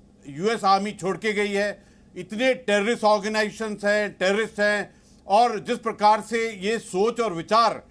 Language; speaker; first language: Hindi; native; Hindi